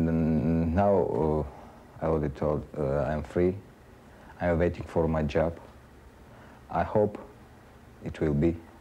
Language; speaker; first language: English; non-native, learner; Russian